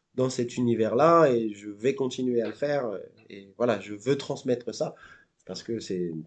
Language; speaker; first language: French; native; French